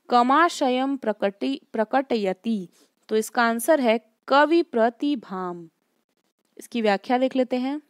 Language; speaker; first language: Hindi; native; Hindi